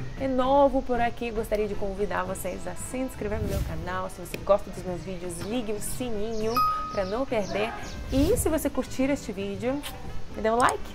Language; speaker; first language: Portuguese; non-native, fluent; Russian